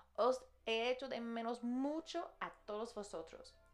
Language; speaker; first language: Spanish; non-native, fluent; English